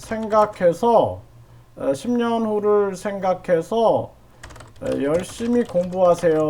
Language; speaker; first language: Korean; non-native, learner; Vietnamese